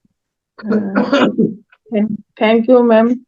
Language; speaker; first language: Hindi; non-native, local second language; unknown